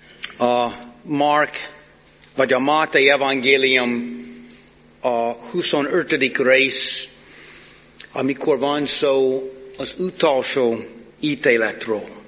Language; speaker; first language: Hungarian; non-native, fluent; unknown